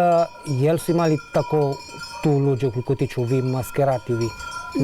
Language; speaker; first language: Bosnian; native; Bosnian